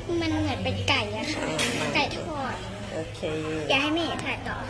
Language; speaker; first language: Thai; native; Thai